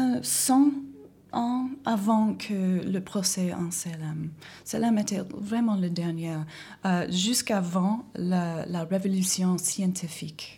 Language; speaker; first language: French; non-native, learner; English